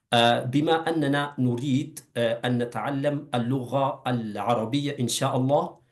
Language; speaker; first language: Arabic; non-native, fluent; Urdu